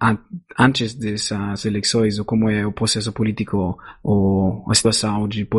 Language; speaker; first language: Portuguese; non-native, fluent; German